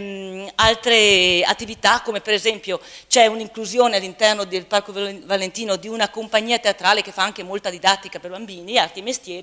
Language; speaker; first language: Italian; native; Italian